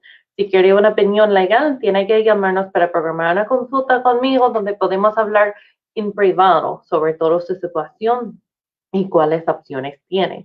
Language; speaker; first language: Spanish; non-native, fluent; English